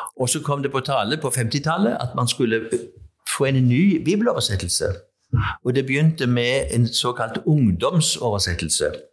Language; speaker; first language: Norwegian; native; Norwegian